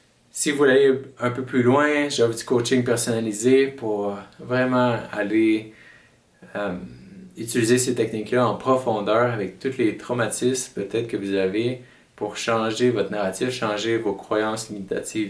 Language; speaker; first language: French; native; French